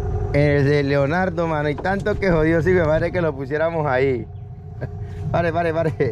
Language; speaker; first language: Spanish; native; Spanish